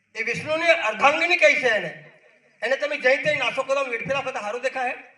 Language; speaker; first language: Gujarati; native; Gujarati